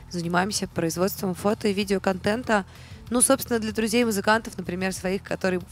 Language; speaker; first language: Russian; native; Russian